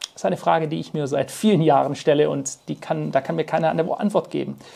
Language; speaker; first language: German; native; German